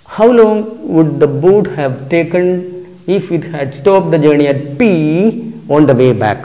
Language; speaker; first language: English; non-native, local second language; Malayalam